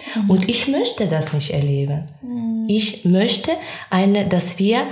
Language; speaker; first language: German; non-native, fluent; Ukrainian